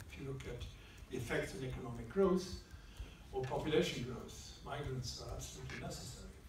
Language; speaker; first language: English; non-native, fluent; Swedish